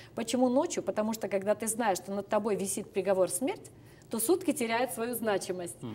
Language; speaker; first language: Russian; native; Russian